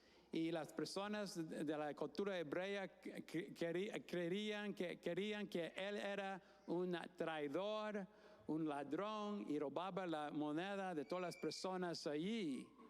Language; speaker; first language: Spanish; non-native, fluent; English